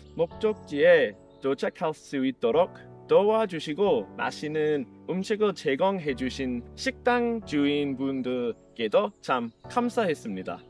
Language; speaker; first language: Korean; non-native, fluent; English